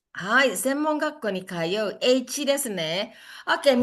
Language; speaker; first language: Japanese; non-native, fluent; Indonesian